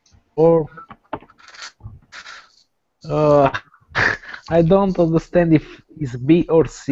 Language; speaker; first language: English; non-native, learner; Italian